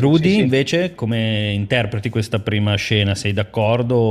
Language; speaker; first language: Italian; native; Italian